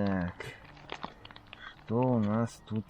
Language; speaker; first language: Russian; native; Russian